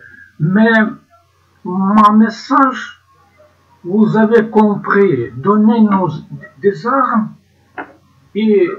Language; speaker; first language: French; non-native, learner; Ukrainian